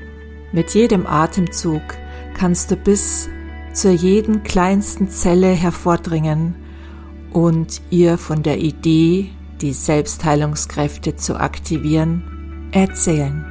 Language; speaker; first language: German; native; German